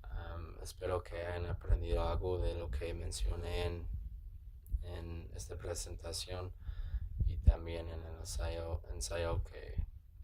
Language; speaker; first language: Spanish; non-native, learner; English